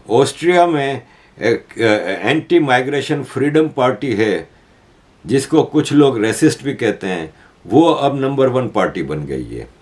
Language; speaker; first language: Urdu; native; Urdu